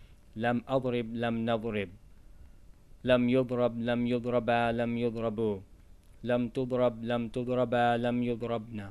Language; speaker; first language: Arabic; non-native, fluent; English